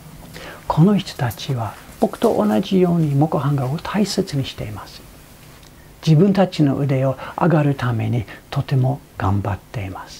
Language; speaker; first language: Japanese; non-native, fluent; English